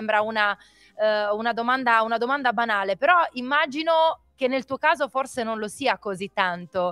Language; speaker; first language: Italian; native; Italian